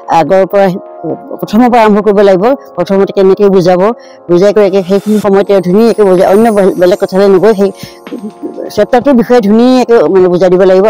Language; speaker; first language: Assamese; native; Assamese